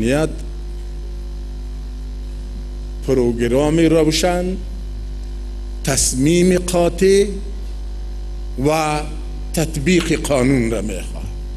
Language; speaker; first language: Persian; non-native, local second language; Pashto